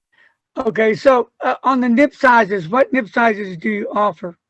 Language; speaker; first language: English; native; English